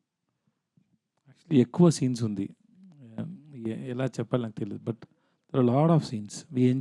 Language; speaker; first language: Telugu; non-native, learner; Tamil